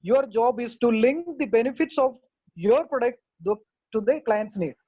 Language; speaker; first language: English; non-native, local second language; Malayalam